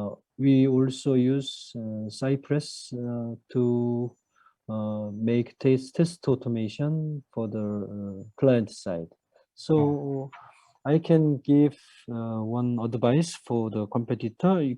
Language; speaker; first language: English; non-native, fluent; Korean